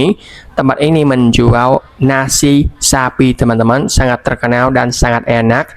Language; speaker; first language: Indonesian; non-native, fluent; Vietnamese